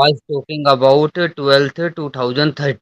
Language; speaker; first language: English; non-native, learner; Hindi